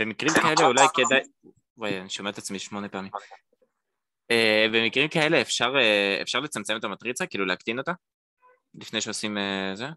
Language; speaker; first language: Hebrew; native; Hebrew